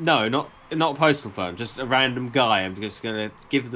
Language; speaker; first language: English; native; English